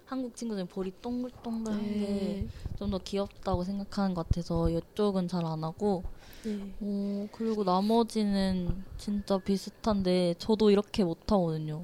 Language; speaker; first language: Korean; non-native, learner; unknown